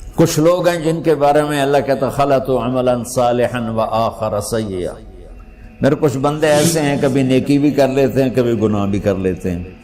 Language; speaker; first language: Urdu; non-native, local second language; Punjabi